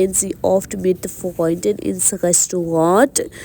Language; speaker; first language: German; non-native, learner; Urdu